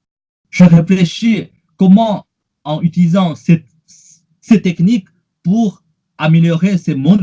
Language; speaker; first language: French; non-native, fluent; Chinese